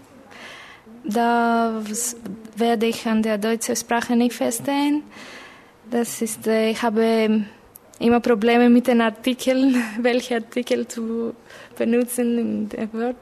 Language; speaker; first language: German; non-native, learner; Greek